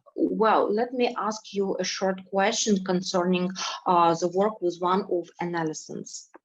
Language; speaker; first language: English; non-native, fluent; Ukrainian